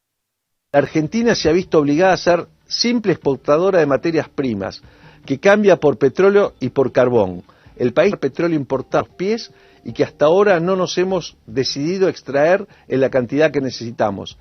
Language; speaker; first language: Spanish; native; Spanish